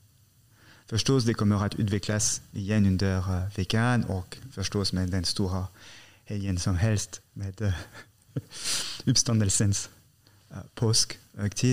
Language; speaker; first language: Swedish; non-native, fluent; French